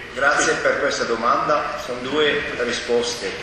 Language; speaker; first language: Italian; non-native, local second language; German